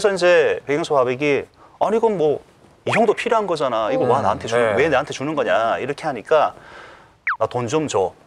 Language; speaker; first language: Korean; native; Korean